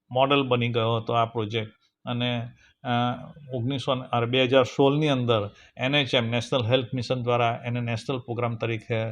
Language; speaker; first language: Gujarati; native; Gujarati